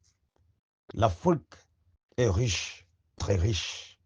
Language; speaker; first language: French; non-native, local second language; Swahili